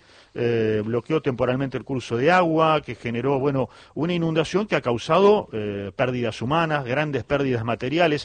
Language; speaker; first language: Spanish; native; Spanish